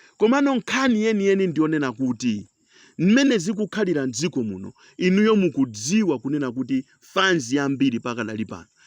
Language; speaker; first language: Nyanja; non-native, local second language; Tumbuka